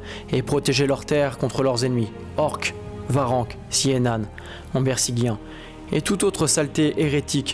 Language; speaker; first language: French; native; French